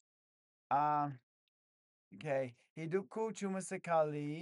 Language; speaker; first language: Indonesian; non-native, learner; English